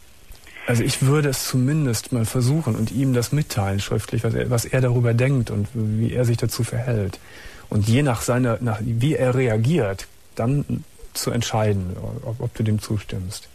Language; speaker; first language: German; native; German